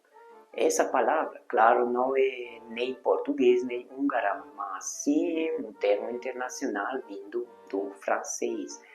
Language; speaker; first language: Portuguese; non-native, fluent; Hungarian